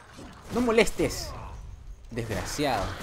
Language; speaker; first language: Spanish; native; Spanish